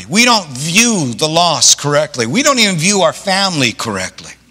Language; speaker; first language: English; native; English